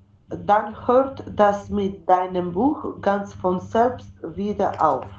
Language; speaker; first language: German; non-native, learner; Macedonian